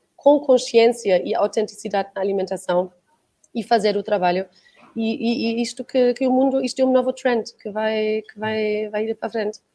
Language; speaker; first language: Portuguese; non-native, fluent; German